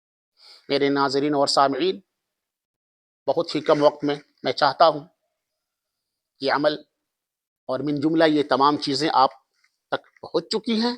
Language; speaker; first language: Urdu; native; Urdu